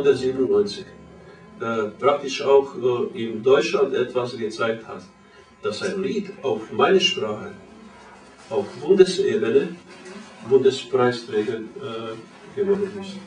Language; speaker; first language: German; non-native, learner; Croatian